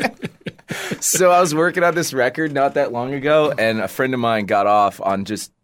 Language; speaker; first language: English; native; English